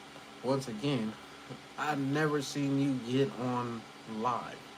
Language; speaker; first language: English; native; English